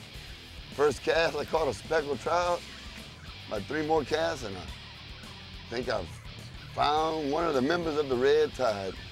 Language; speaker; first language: English; native; English